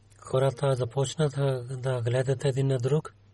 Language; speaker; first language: Bulgarian; non-native, learner; Urdu